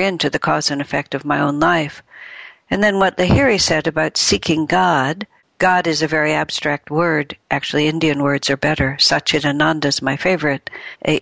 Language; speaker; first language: English; native; English